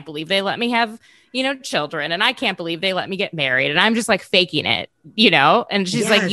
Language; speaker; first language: English; native; English